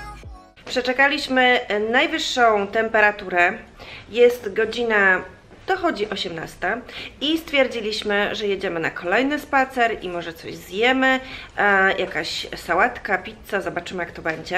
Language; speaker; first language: Polish; native; Polish